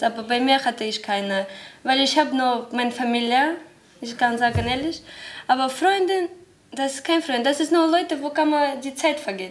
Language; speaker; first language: German; non-native, learner; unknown